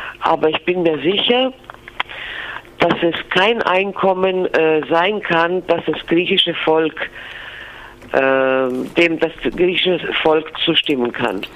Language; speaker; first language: German; non-native, fluent; Greek